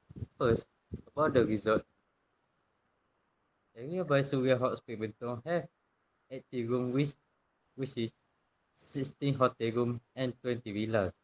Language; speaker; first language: English; non-native, local second language; Malay